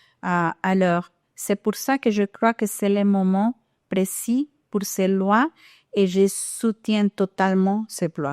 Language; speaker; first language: French; non-native, fluent; Spanish